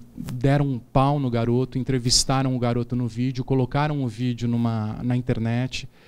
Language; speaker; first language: Portuguese; native; Portuguese